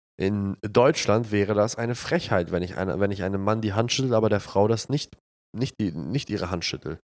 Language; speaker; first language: German; early bilingual, other home language; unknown